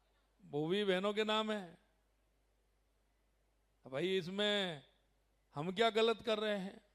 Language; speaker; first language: Hindi; native; Hindi